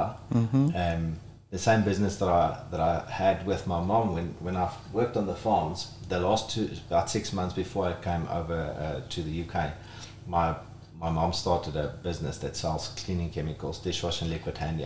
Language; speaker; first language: English; non-native, local second language; Afrikaans